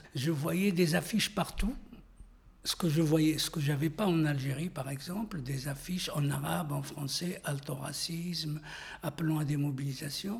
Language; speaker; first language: French; non-native, local second language; Arabic